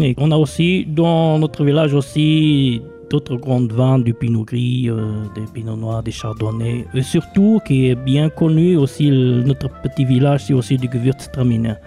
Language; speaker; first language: French; non-native, local second language; Luxembourgish